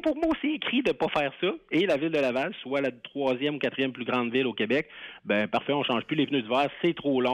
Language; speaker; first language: French; native; French